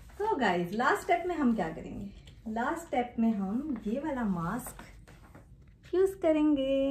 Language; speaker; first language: Urdu; native; Urdu